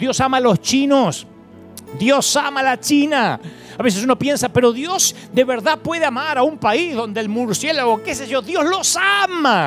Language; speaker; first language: Spanish; native; Spanish